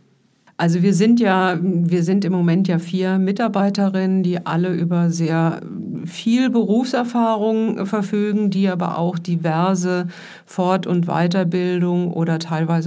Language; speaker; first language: German; native; German